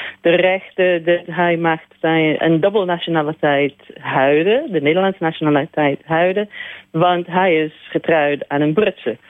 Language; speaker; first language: Dutch; non-native, learner; English